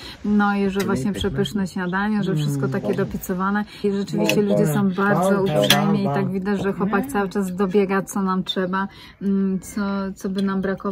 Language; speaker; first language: Polish; native; Polish